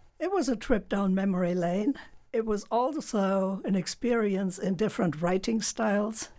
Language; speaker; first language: English; non-native, fluent; German